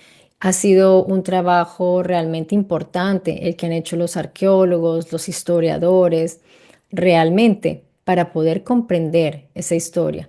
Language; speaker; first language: Spanish; native; Spanish